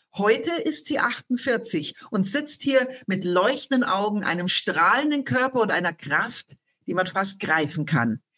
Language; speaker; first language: German; native; German